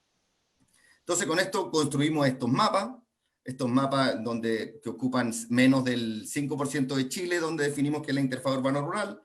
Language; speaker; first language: Spanish; native; Spanish